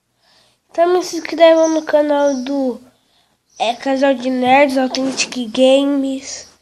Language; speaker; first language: Portuguese; native; Portuguese